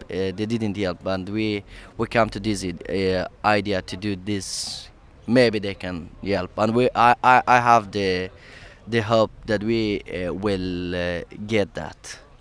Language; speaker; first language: English; non-native, learner; Persian